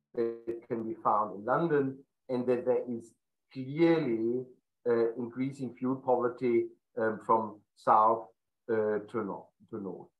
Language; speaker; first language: English; non-native, fluent; German